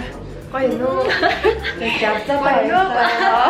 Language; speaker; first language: Mongolian; native; Mongolian